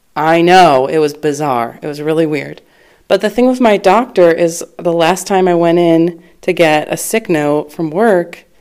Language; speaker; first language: English; native; English